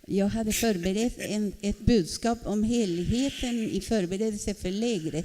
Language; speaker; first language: Swedish; non-native, fluent; Spanish